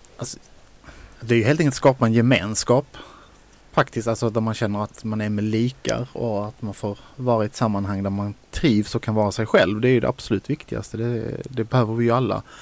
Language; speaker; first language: Swedish; native; Swedish